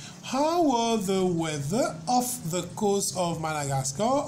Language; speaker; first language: English; non-native, local second language; Morisyen